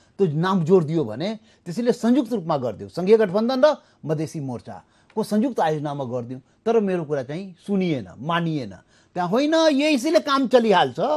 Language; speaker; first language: Nepali; non-native, local second language; Maithili